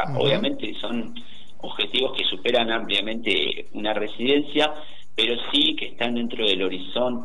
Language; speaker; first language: Spanish; native; Spanish